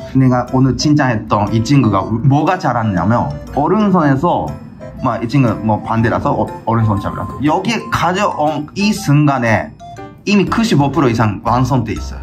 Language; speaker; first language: Korean; non-native, fluent; Japanese